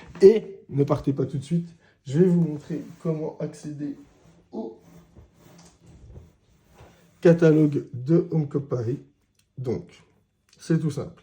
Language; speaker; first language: French; native; French